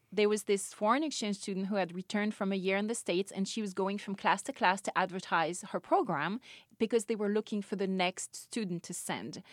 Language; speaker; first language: English; non-native, fluent; French